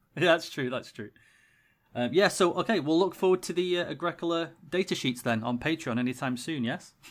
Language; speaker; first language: English; native; English